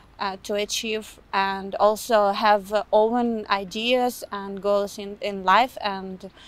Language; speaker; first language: English; non-native, fluent; Ukrainian